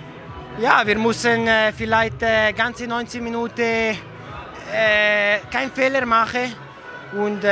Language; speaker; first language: German; non-native, learner; Italian